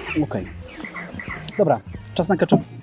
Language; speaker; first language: Polish; native; Polish